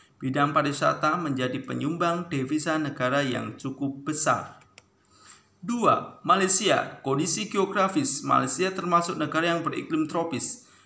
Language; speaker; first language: Indonesian; native; Indonesian